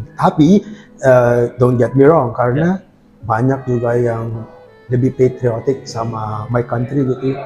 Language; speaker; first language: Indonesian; non-native, fluent; Filipino